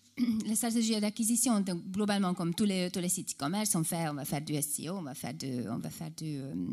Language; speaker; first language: French; non-native, fluent; Hungarian